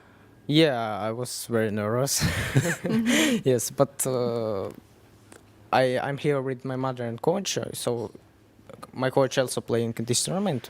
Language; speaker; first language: English; non-native, learner; Russian